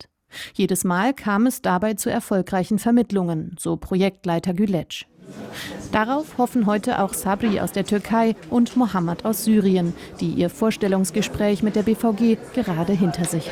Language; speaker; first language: German; native; German